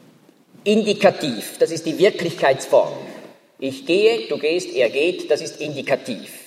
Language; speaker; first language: German; native; German